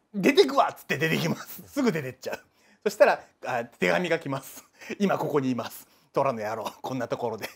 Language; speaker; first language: Japanese; native; Japanese